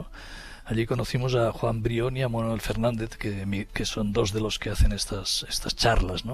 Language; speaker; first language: Spanish; native; Spanish